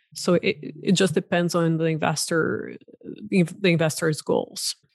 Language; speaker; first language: English; non-native, fluent; Portuguese